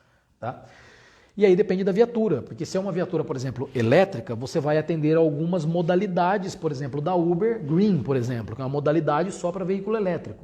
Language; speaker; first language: Portuguese; native; Portuguese